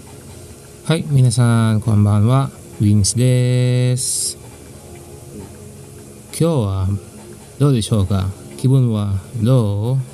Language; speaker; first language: Japanese; non-native, fluent; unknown